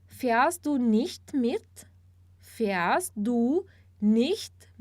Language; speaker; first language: German; non-native, fluent; Portuguese